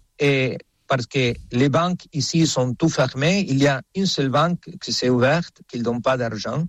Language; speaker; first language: French; non-native, fluent; Spanish